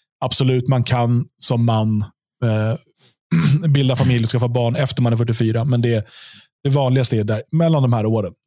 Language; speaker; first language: Swedish; native; Swedish